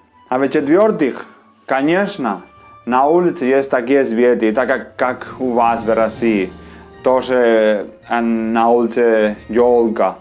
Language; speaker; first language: Russian; non-native, learner; Spanish